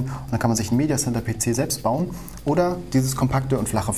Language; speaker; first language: German; native; German